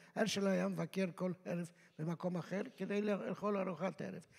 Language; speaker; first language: Hebrew; non-native, fluent; Yiddish